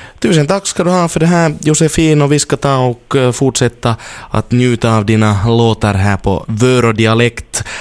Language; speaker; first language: Swedish; native; Swedish